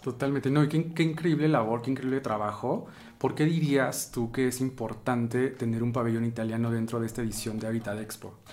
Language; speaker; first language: Spanish; native; Spanish